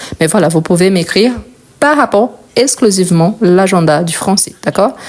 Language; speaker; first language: French; non-native, fluent; Portuguese